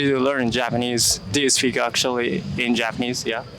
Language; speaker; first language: English; non-native, learner; Japanese